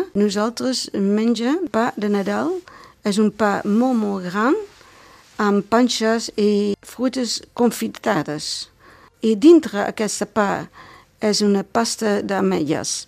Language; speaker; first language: Catalan; non-native, learner; Dutch